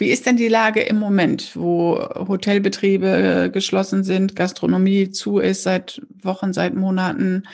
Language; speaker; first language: German; native; German